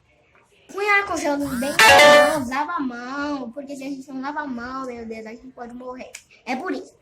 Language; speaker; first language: Portuguese; early bilingual, other home language; Haitian Creole